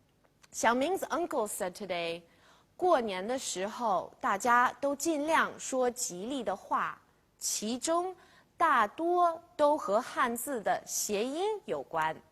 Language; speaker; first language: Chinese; non-native, fluent; English